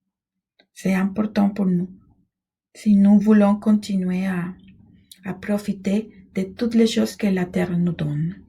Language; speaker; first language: French; non-native, fluent; Spanish